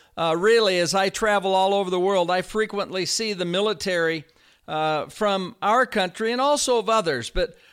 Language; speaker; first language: English; native; English